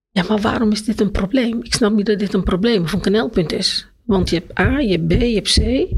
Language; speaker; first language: Dutch; native; Dutch